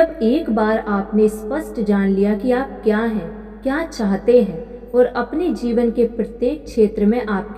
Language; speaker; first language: Hindi; native; Hindi